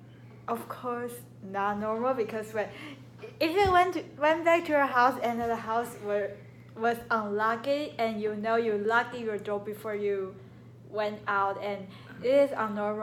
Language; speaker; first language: English; non-native, learner; Chinese